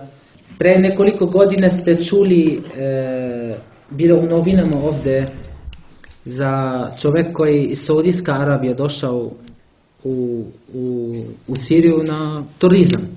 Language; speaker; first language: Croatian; non-native, learner; Arabic